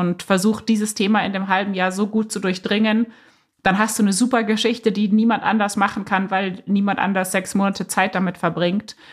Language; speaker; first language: German; native; German